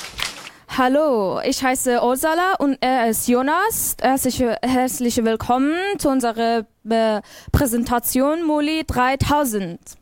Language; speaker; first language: German; non-native, learner; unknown